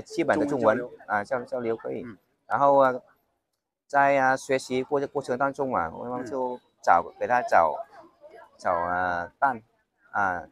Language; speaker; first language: Chinese; non-native, fluent; Vietnamese